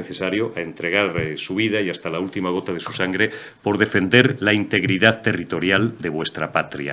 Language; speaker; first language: Spanish; native; Spanish